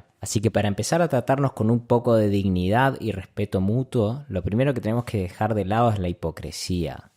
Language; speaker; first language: Spanish; native; Spanish